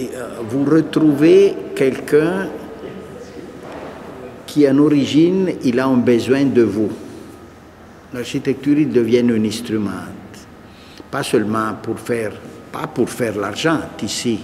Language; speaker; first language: French; non-native, fluent; Italian